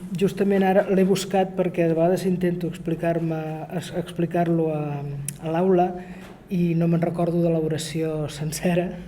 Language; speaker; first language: Catalan; native; Catalan